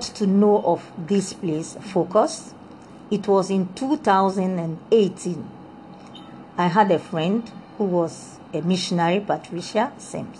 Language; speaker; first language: English; non-native, fluent; Lingala